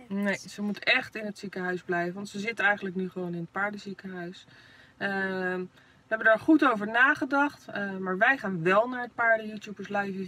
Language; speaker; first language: Dutch; native; Dutch